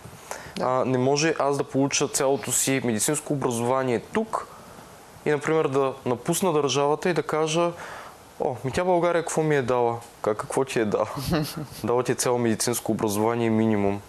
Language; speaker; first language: Bulgarian; native; Bulgarian